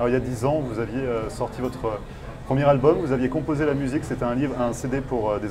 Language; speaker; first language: French; native; French